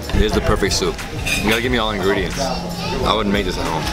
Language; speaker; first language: English; native; English